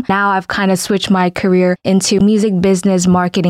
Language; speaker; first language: English; non-native, fluent; Vietnamese